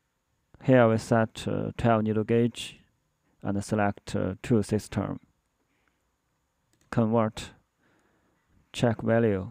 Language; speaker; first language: English; non-native, learner; Chinese